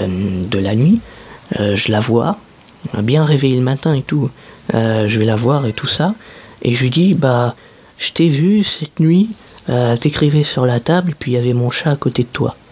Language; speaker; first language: French; native; French